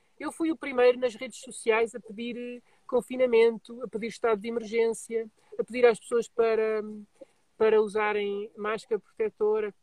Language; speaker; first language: Portuguese; native; Portuguese